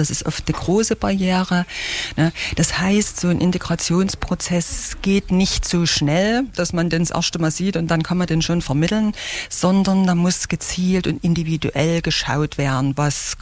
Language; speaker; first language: German; native; German